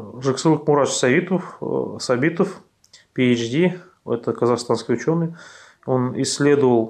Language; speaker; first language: Russian; native; Russian